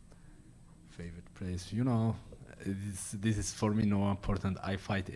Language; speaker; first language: English; non-native, learner; Arabic